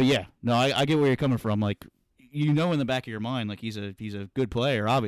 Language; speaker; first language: English; native; English